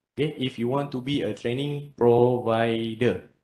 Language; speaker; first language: English; non-native, local second language; Malay